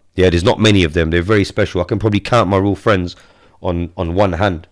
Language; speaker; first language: English; native; English